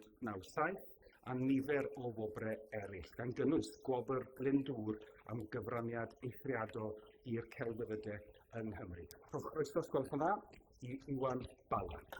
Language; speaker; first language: Welsh; native; Welsh